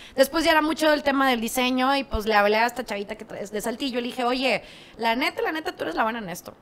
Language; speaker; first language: Spanish; native; Spanish